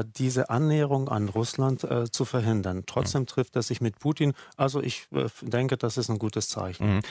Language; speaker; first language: German; non-native, fluent; Czech